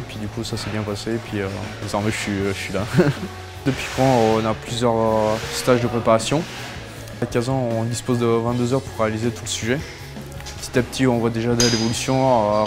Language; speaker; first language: French; early bilingual, other home language; Romanian